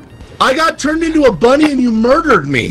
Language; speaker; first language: English; native; English